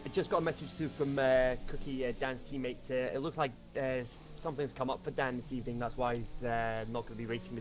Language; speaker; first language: English; native; English